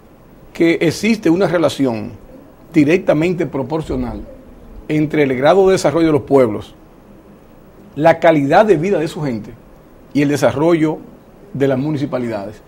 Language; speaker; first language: Spanish; native; Spanish